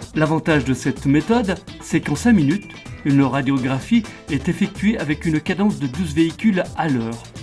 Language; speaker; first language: French; native; French